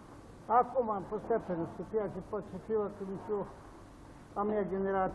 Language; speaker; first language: Romanian; early bilingual, heritage; Romanian